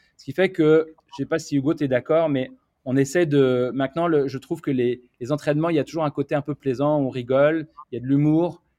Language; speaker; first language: French; native; French